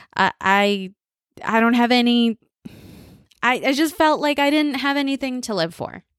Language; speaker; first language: English; early bilingual, other home language; Bangla